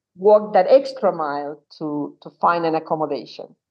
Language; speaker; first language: English; non-native, fluent; Spanish